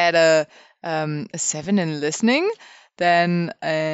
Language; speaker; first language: English; non-native, fluent; German